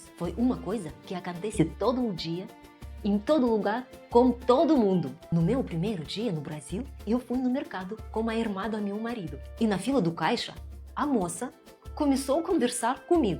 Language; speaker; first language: Portuguese; non-native, fluent; Russian